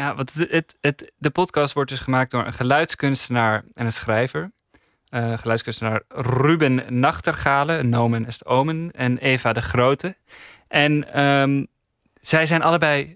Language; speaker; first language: Dutch; native; Dutch